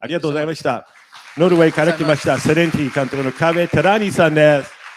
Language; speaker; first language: Japanese; native; Japanese